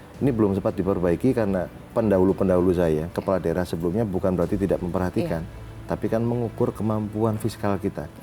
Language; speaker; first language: Indonesian; native; Indonesian